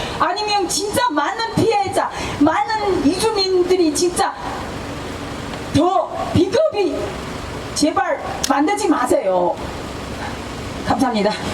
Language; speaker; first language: Korean; non-native, fluent; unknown